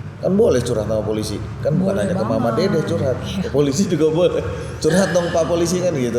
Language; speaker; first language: Indonesian; native; Indonesian